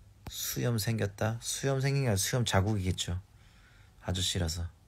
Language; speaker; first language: Korean; early bilingual, heritage; Korean